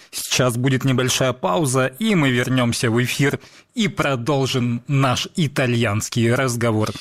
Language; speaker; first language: Russian; native; Russian